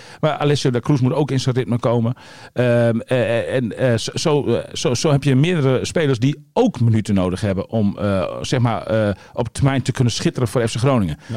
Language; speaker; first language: Dutch; native; Dutch